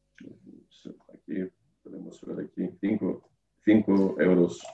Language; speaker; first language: Spanish; non-native, learner; Russian